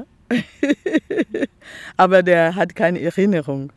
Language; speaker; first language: German; non-native, fluent; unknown